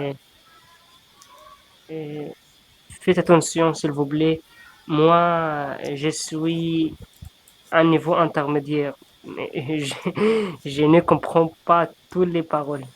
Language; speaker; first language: French; non-native, learner; Arabic